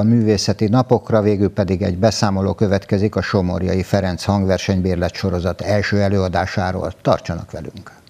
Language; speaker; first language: Hungarian; native; Hungarian